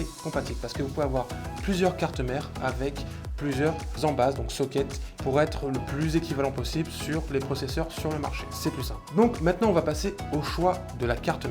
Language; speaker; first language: French; native; French